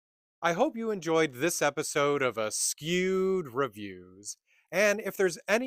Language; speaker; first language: English; native; English